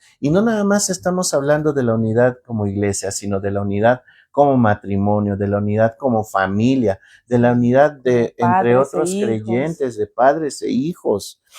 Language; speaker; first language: Spanish; native; Spanish